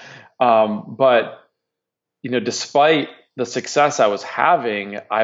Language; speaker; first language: English; native; English